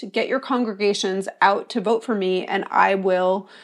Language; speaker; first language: English; native; English